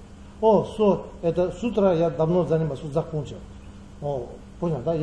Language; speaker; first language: Russian; non-native, learner; Tibetan